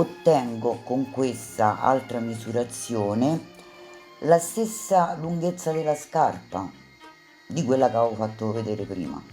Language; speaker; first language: Italian; native; Italian